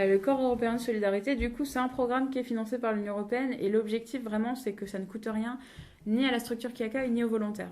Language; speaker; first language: French; native; French